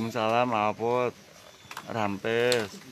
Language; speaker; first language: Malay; non-native, local second language; Sundanese